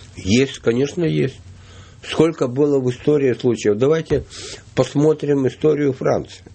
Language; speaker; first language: Russian; native; Russian